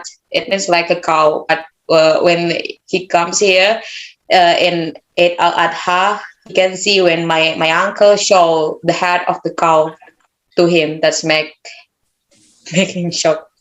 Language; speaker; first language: English; non-native, learner; Indonesian